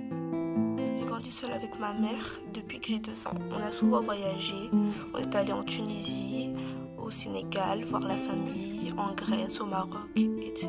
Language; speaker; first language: French; native; French